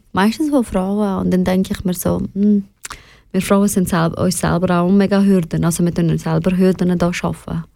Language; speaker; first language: German; early bilingual, other home language; Persian